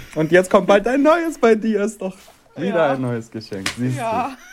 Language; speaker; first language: German; native; German